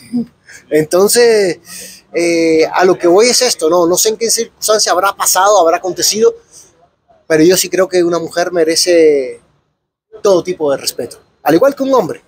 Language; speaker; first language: Spanish; native; Spanish